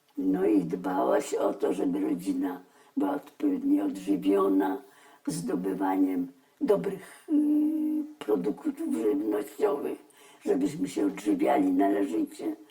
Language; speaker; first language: Polish; early bilingual, other home language; Russian